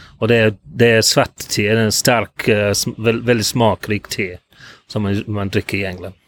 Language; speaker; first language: Swedish; non-native, fluent; English